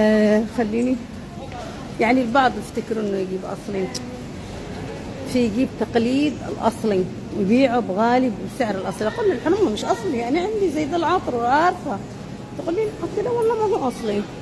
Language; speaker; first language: Arabic; native; Arabic